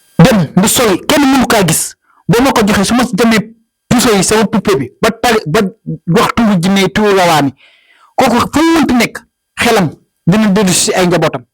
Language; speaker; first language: Wolof; native; Wolof